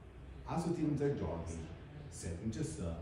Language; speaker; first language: Bulgarian; early bilingual, heritage; English